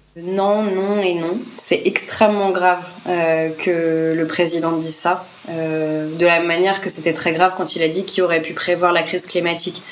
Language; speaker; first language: French; native; French